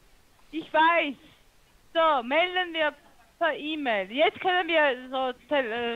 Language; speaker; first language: German; non-native, learner; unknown